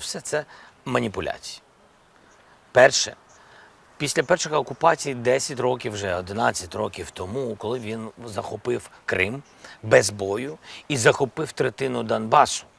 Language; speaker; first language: Ukrainian; non-native, local second language; Russian